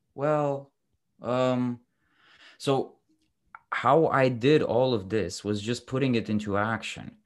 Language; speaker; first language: English; non-native, fluent; Romanian